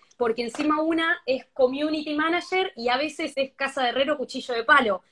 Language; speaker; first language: Spanish; native; Spanish